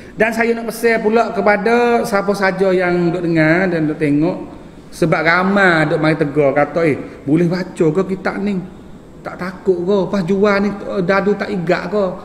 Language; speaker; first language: Malay; native; Malay